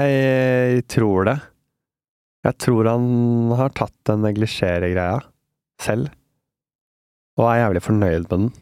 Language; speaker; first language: Norwegian; native; Norwegian